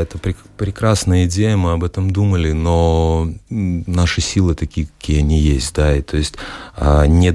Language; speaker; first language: Russian; native; Russian